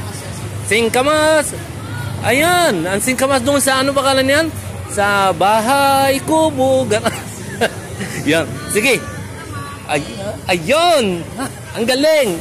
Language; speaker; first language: Filipino; non-native, learner; Arabic